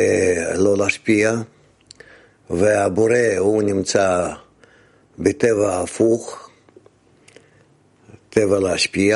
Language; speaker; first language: Hebrew; non-native, fluent; Russian